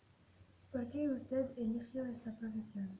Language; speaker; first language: Spanish; non-native, learner; French